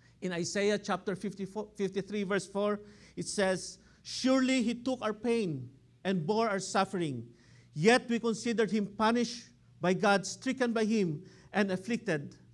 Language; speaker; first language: English; non-native, local second language; Filipino